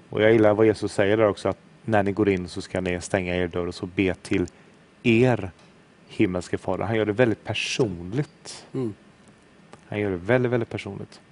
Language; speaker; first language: Swedish; native; Swedish